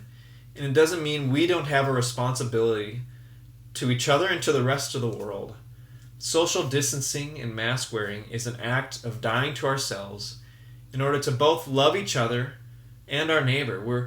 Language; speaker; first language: English; native; English